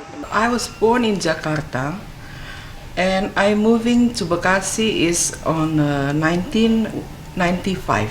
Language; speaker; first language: English; non-native, learner; Indonesian